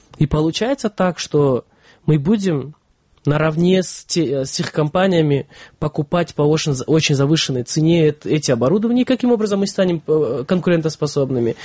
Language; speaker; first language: Russian; non-native, local second language; Kyrgyz